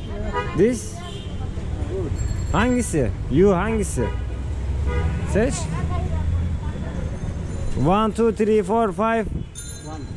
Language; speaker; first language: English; non-native, learner; Turkish